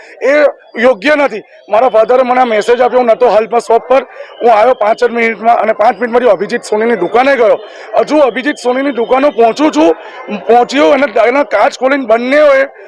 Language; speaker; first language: Gujarati; native; Gujarati